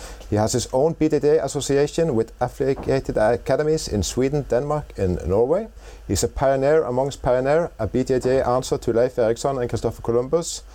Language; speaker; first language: English; non-native, fluent; Norwegian